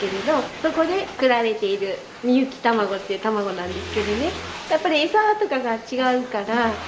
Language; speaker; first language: Japanese; native; Japanese